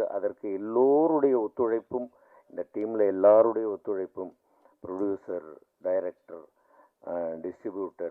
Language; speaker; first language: Tamil; native; Tamil